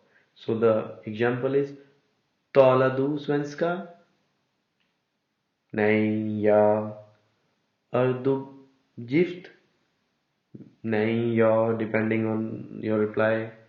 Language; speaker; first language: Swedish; non-native, learner; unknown